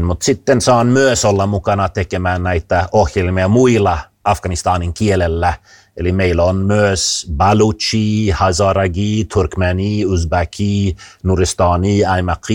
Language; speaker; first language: Finnish; non-native, fluent; Swedish